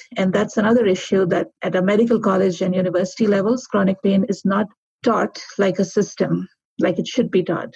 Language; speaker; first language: English; non-native, local second language; Urdu